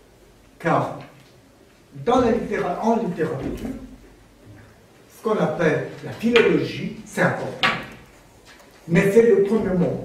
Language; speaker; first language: French; non-native, fluent; Armenian